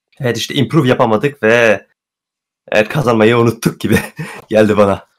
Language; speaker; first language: Turkish; early bilingual, heritage; Turkish